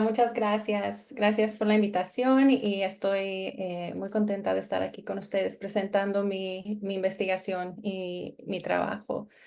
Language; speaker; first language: Spanish; non-native, learner; English